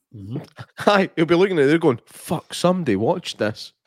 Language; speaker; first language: English; native; English